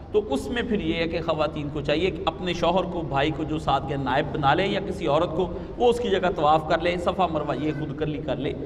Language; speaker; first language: Urdu; non-native, local second language; Punjabi